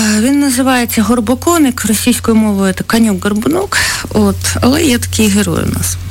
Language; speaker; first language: Ukrainian; native; Ukrainian